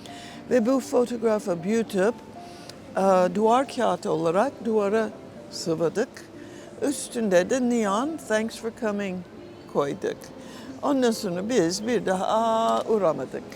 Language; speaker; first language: Turkish; non-native, fluent; English